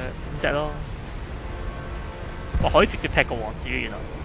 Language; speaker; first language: Chinese; native; Chinese